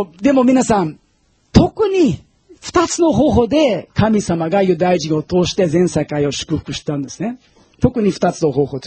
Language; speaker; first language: Japanese; non-native, fluent; Portuguese